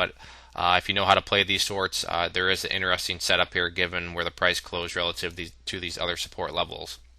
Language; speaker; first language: English; native; English